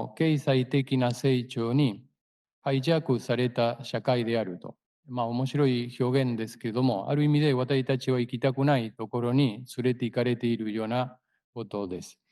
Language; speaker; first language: Japanese; non-native, fluent; Spanish